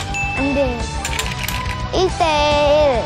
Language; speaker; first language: Korean; early bilingual, other home language; Russian